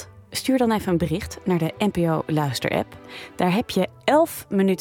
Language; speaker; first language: Dutch; native; Dutch